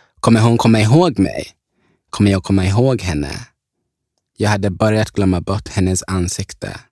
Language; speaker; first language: Swedish; early bilingual, other home language; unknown